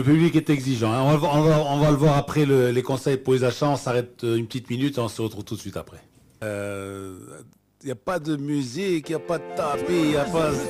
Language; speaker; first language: French; non-native, local second language; Arabic